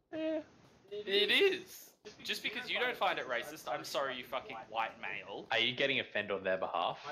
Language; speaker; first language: English; native; English